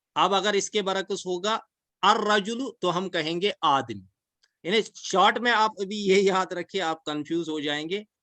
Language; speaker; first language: Urdu; non-native, local second language; Kashmiri